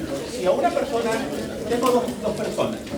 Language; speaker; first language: Spanish; native; Spanish